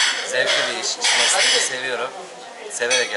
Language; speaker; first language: Turkish; native; Turkish